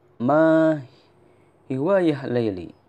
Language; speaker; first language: Arabic; non-native, fluent; Indonesian